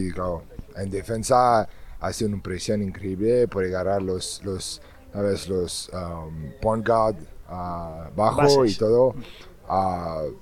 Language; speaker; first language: Spanish; non-native, learner; French